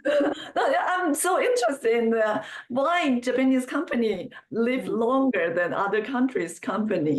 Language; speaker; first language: English; non-native, fluent; Chinese